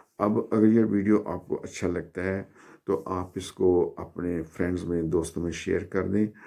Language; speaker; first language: Urdu; non-native, local second language; Punjabi